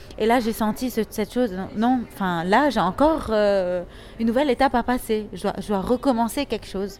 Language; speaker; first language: French; non-native, local second language; Arabic